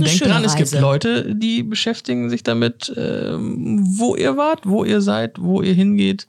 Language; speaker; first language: German; native; German